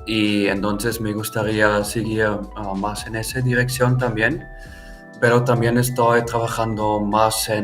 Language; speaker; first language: Spanish; non-native, fluent; German